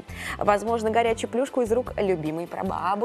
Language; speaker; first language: Russian; native; Russian